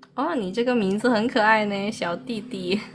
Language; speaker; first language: Chinese; early bilingual, heritage; Chinese